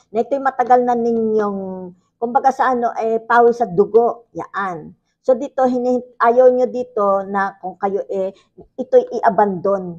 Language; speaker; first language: Filipino; native; Filipino